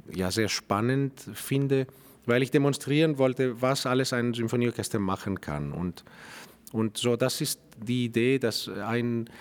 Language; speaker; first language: German; non-native, fluent; Greek